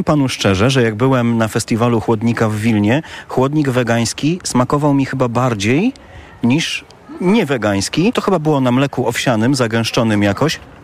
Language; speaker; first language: Polish; native; Polish